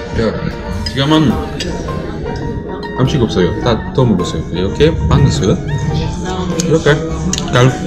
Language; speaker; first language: Korean; non-native, learner; French